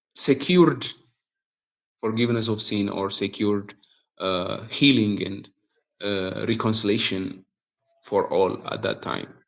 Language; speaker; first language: English; non-native, local second language; Amharic